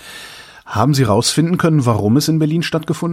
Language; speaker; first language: German; native; German